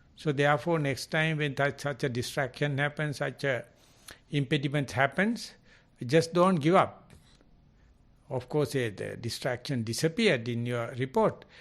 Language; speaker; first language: English; non-native, local second language; Sinhala